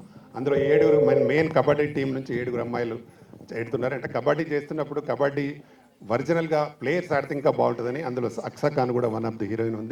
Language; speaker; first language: Telugu; native; Telugu